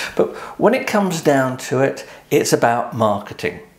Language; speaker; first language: English; native; English